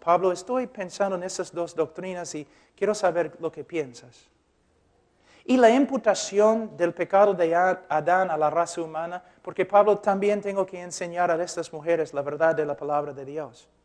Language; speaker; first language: Spanish; non-native, fluent; English